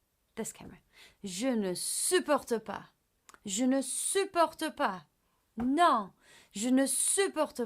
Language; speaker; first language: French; non-native, fluent; English